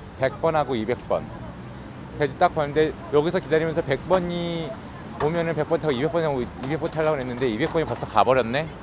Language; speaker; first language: Korean; native; Korean